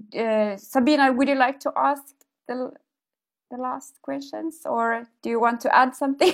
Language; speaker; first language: English; non-native, fluent; Amharic